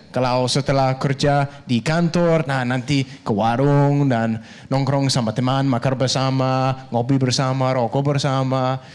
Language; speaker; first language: Indonesian; non-native, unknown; Danish